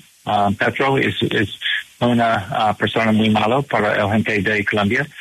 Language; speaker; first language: Spanish; non-native, learner; English